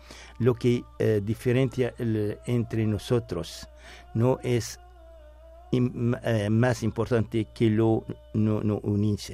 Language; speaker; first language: Spanish; non-native, fluent; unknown